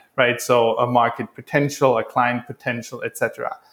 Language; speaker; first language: English; non-native, fluent; German